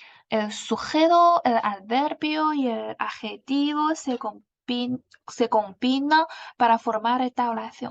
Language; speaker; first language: Spanish; non-native, fluent; Chinese